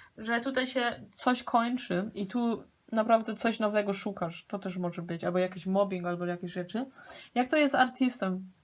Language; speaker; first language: Polish; early bilingual, heritage; Polish